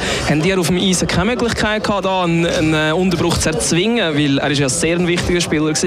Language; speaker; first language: German; native; German